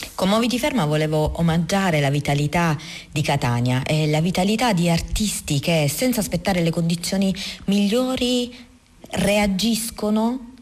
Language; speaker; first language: Italian; native; Italian